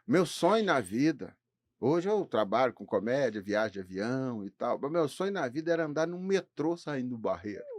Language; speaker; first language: Portuguese; native; Portuguese